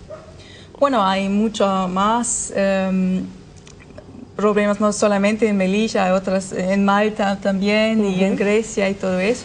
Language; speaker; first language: Spanish; non-native, fluent; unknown